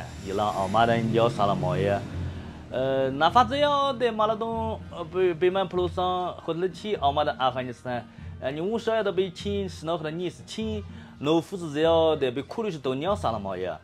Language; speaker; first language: Persian; non-native, learner; Chinese